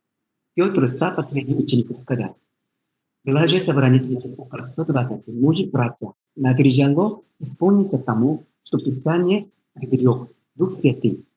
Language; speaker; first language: Russian; non-native, learner; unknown